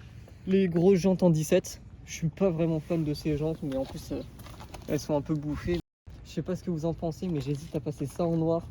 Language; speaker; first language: French; native; French